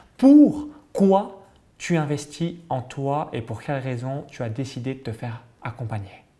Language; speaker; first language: French; native; French